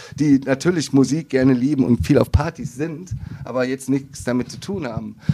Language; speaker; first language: German; native; German